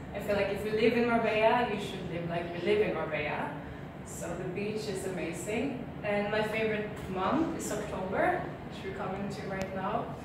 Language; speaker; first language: English; non-native, fluent; Swedish